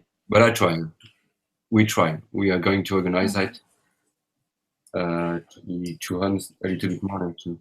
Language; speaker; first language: English; non-native, learner; French